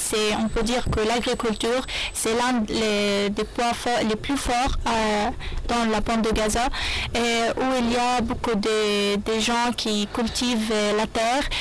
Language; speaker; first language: French; non-native, learner; Arabic